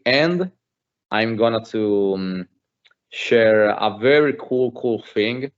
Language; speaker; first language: English; non-native, fluent; Italian